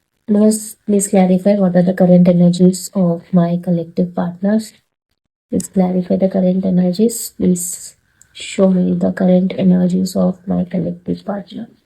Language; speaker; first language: English; non-native, local second language; Telugu